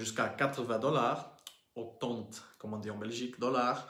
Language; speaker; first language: French; non-native, learner; Portuguese